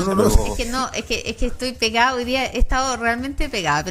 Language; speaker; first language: Spanish; native; Spanish